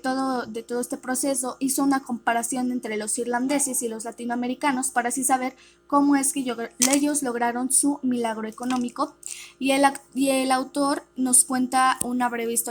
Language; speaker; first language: Spanish; native; Spanish